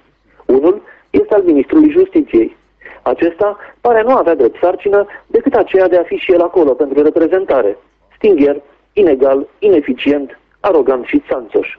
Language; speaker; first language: Romanian; native; Romanian